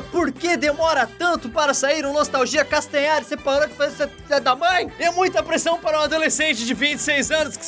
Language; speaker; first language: Portuguese; native; Portuguese